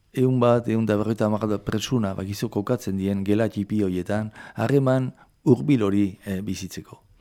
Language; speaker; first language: Basque; native; Basque